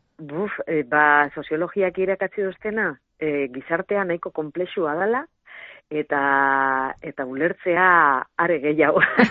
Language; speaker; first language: Basque; non-native, local second language; Spanish